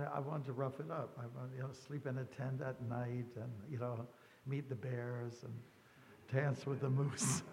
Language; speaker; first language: English; native; English